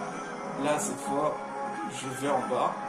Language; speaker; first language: French; native; French